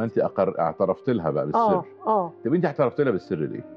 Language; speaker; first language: Arabic; native; Arabic